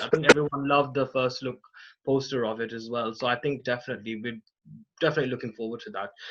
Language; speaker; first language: English; non-native, local second language; Hindi